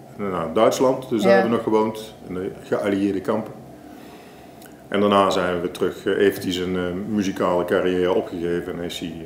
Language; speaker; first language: Dutch; native; Dutch